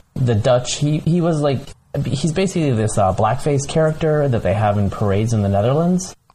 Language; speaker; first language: English; early bilingual, other home language; Bangla